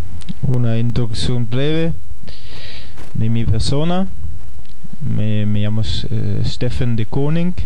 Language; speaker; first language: Spanish; non-native, fluent; German